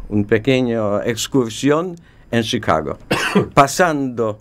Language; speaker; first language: Spanish; non-native, fluent; Polish